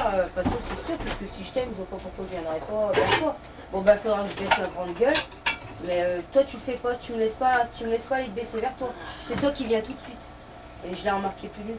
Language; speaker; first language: French; native; French